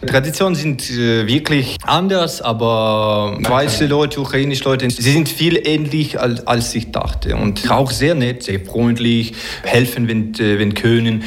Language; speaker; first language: German; non-native, learner; Ukrainian